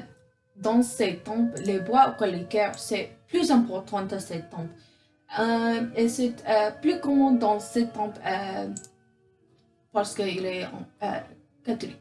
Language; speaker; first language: French; non-native, learner; English